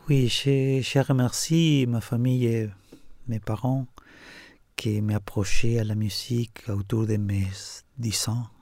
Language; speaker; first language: French; non-native, fluent; Spanish